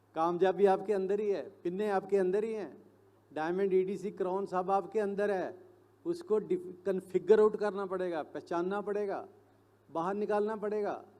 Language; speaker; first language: Hindi; non-native, local second language; Punjabi